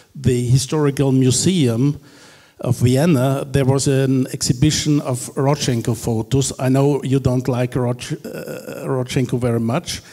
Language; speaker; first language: English; non-native, fluent; German